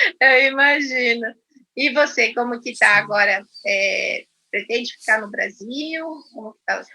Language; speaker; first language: Portuguese; non-native, fluent; Spanish